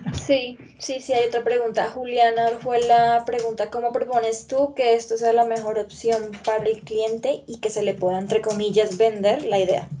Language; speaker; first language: Spanish; native; Spanish